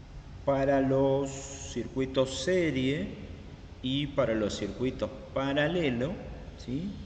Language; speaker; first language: Spanish; native; Spanish